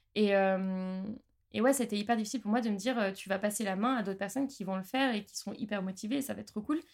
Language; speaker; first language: French; native; French